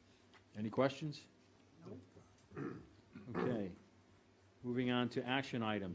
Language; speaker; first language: English; native; English